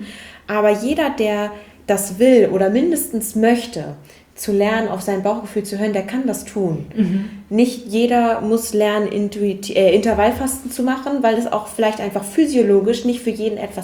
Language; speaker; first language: German; native; German